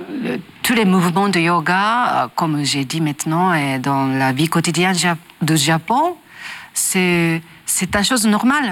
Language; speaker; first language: French; non-native, learner; Japanese